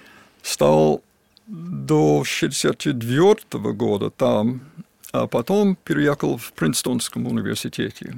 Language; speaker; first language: Russian; non-native, fluent; English